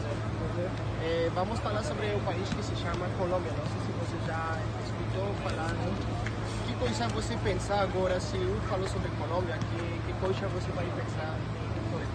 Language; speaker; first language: Portuguese; non-native, learner; French